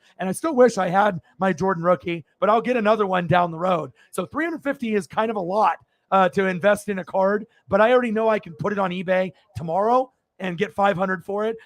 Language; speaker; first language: English; native; English